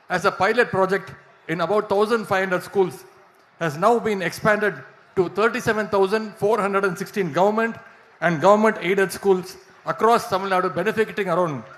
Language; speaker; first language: English; non-native, local second language; Tamil